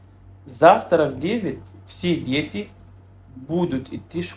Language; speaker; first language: Russian; non-native, fluent; Arabic